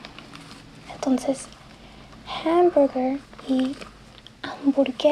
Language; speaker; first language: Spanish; early bilingual, heritage; English